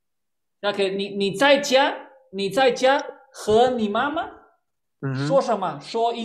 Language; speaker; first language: Chinese; non-native, fluent; Spanish